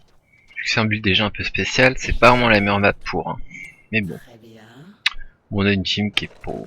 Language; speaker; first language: French; native; French